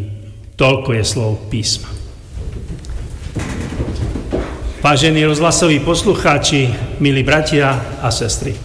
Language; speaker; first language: Slovak; native; Slovak